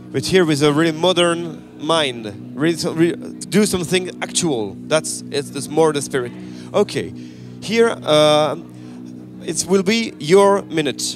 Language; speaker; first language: English; non-native, learner; French